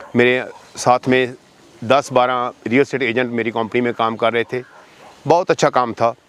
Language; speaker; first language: Hindi; non-native, local second language; Punjabi